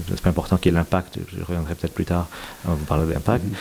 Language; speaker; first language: French; native; French